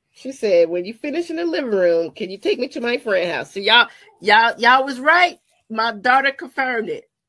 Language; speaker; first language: English; native; English